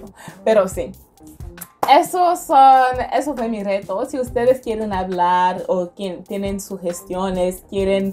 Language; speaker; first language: Spanish; non-native, fluent; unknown